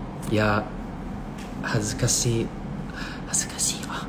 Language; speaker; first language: Japanese; non-native, fluent; English